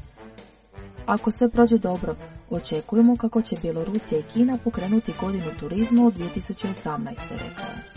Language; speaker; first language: Croatian; native; Croatian